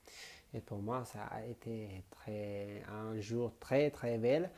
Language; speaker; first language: French; non-native, learner; Spanish